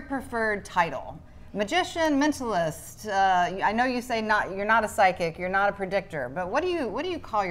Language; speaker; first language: English; native; English